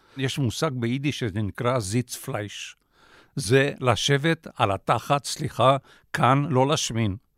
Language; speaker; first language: Hebrew; non-native, fluent; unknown